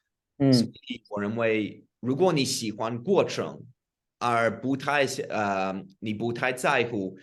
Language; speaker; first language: Chinese; non-native, fluent; English